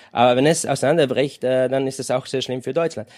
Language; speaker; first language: German; non-native, fluent; Spanish